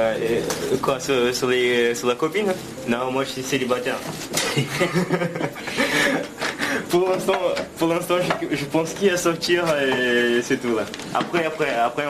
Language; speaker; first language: French; non-native, fluent; Portuguese